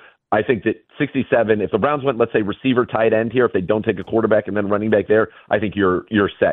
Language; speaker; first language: English; native; English